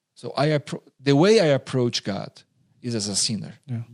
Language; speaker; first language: English; non-native, fluent; Portuguese